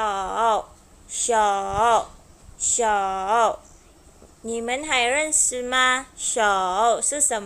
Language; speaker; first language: Chinese; non-native, local second language; Malay